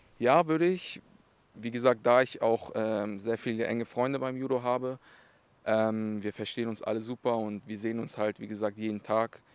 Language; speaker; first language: German; early bilingual, other home language; Russian